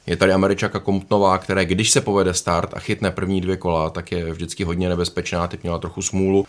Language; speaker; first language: Czech; native; Czech